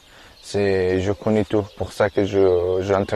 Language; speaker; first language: French; non-native, learner; Persian